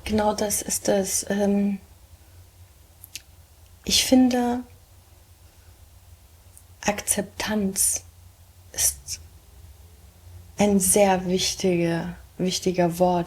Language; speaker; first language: German; early bilingual, heritage; German